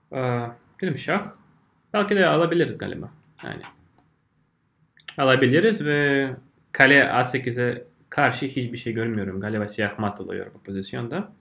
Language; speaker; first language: Turkish; non-native, fluent; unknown